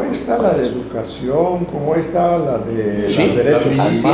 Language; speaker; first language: Spanish; native; Spanish